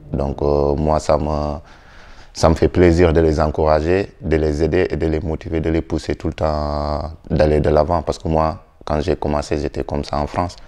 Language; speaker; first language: French; non-native, local second language; Wolof